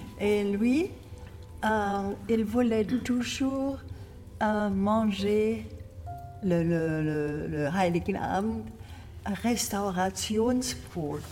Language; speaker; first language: French; non-native, learner; German